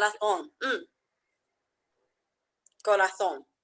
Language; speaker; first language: Spanish; non-native, learner; English